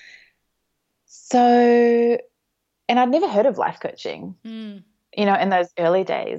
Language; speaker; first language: English; native; English